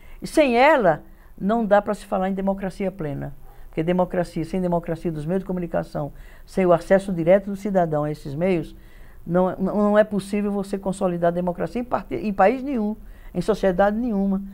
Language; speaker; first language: Portuguese; native; Portuguese